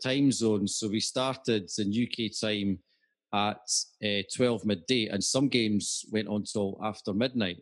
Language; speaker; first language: English; native; English